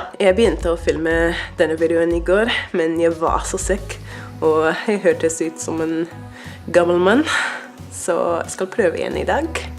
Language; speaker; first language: Norwegian; non-native, learner; English